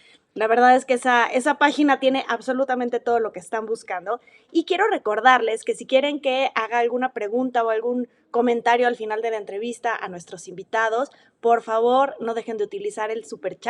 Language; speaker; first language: Spanish; native; Spanish